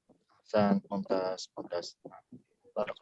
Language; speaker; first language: Arabic; non-native, learner; Indonesian